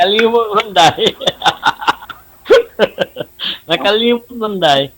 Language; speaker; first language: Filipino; non-native, local second language; Cebuano